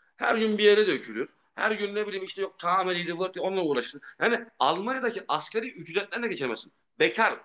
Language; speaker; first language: Turkish; early bilingual, heritage; Turkish